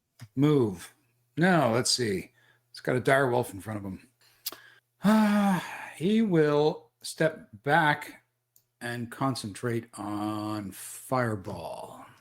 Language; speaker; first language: English; native; English